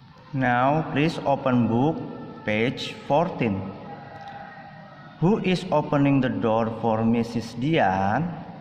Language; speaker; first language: English; non-native, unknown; Indonesian